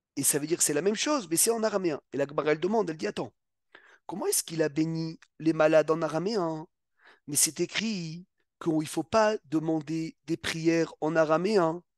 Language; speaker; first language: French; native; French